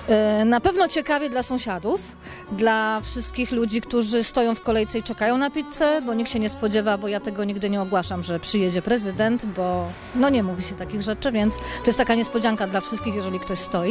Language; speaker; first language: Polish; native; Polish